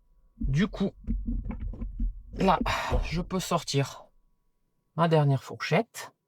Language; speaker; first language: French; native; French